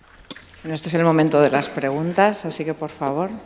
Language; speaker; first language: Spanish; native; Spanish